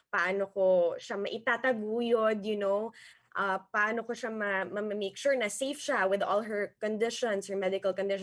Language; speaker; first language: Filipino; native; Filipino